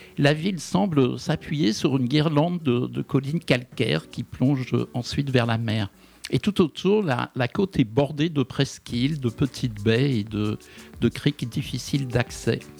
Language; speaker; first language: French; native; French